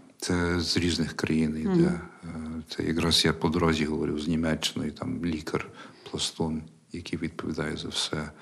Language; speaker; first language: Ukrainian; early bilingual, heritage; Ukrainian